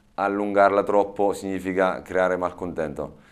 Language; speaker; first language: Italian; native; Italian